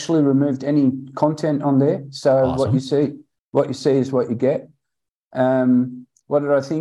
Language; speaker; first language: English; native; English